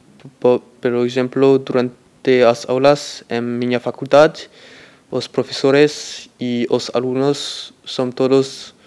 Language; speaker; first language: Portuguese; non-native, learner; French